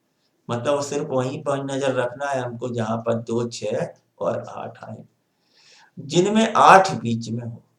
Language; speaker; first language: Hindi; native; Hindi